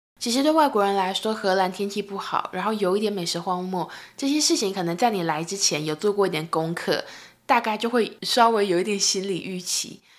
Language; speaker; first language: Chinese; native; Chinese